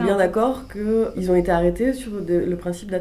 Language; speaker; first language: French; native; French